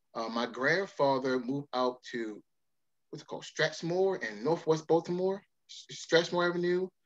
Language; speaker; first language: English; native; English